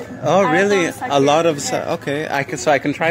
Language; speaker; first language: English; non-native, learner; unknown